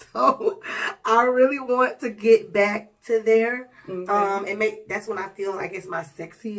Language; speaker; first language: English; native; English